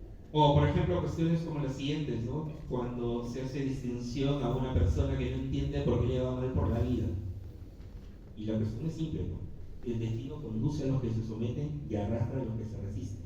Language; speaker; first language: Spanish; native; Spanish